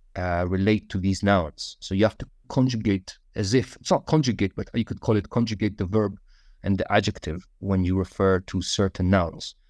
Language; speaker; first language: English; non-native, fluent; Russian